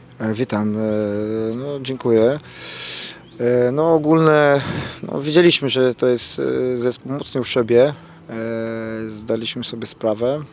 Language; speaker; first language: Polish; non-native, fluent; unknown